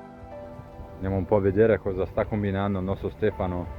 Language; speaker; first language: Italian; native; Italian